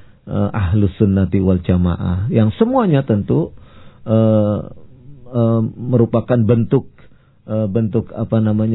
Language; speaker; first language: Indonesian; native; Indonesian